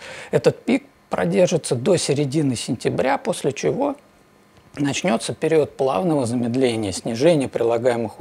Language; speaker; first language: Russian; native; Russian